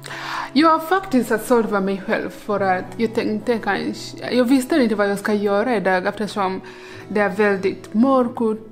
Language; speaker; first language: Swedish; non-native, learner; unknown